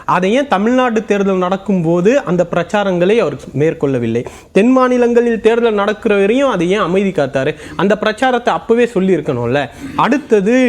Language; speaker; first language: Tamil; native; Tamil